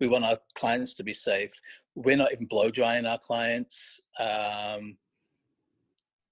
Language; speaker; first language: English; native; English